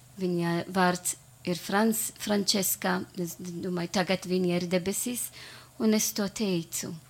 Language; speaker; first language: Latvian; non-native, learner; Italian